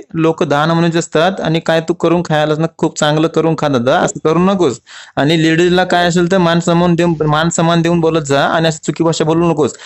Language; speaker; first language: Marathi; native; Marathi